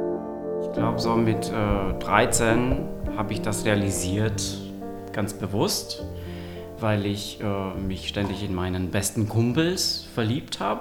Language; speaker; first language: German; non-native, local second language; Romanian